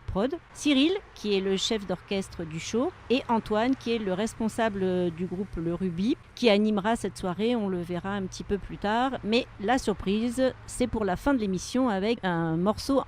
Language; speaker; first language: French; native; French